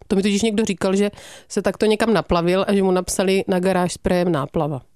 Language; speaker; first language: Czech; native; Czech